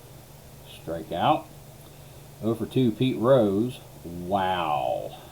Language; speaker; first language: English; native; English